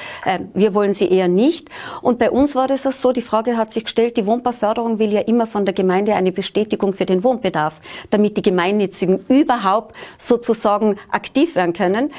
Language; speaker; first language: German; native; German